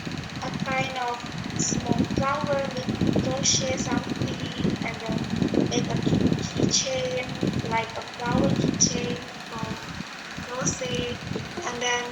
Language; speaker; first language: English; non-native, learner; Indonesian